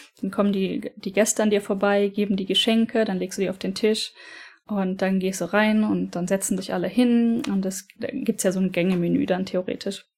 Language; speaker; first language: German; native; German